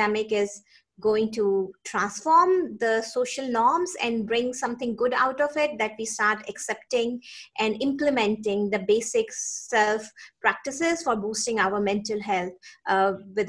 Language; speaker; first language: English; non-native, local second language; Hindi